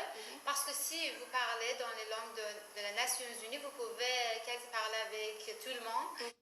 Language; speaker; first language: French; non-native, learner; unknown